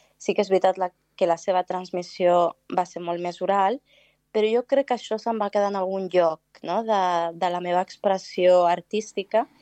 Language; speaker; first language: Catalan; early bilingual, other home language; Arabic